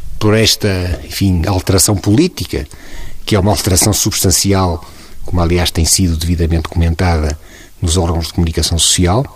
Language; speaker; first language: Portuguese; native; Portuguese